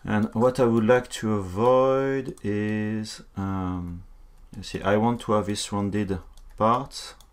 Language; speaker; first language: English; non-native, fluent; French